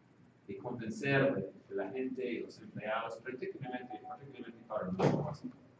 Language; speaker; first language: Spanish; non-native, fluent; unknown